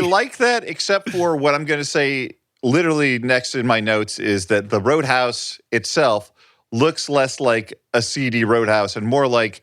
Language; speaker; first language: English; native; English